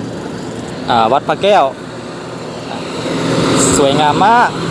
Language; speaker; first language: Thai; non-native, local second language; Northeastern Thai